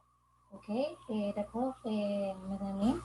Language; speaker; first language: French; non-native, learner; Spanish